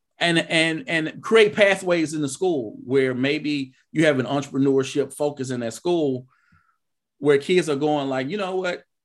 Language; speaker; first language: English; native; English